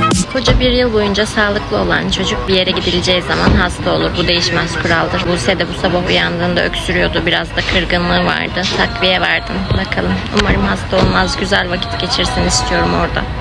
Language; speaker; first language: Turkish; native; Turkish